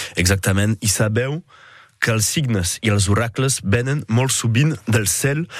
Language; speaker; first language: Catalan; non-native, local second language; French